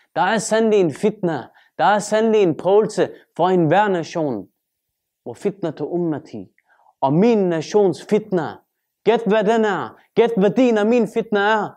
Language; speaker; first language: Danish; early bilingual, other home language; Turkish